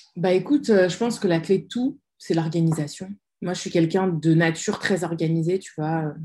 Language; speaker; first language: French; native; French